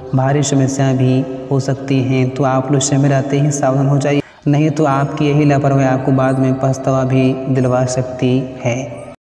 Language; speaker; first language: Hindi; native; Hindi